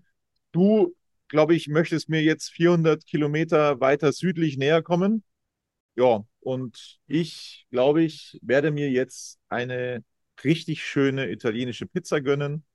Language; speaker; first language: German; native; German